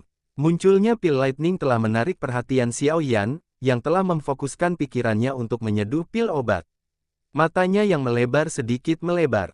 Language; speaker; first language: Indonesian; native; Indonesian